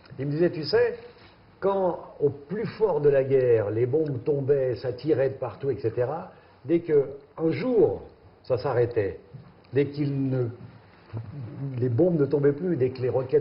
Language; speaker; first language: French; native; French